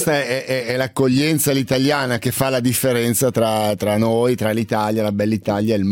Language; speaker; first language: Italian; native; Italian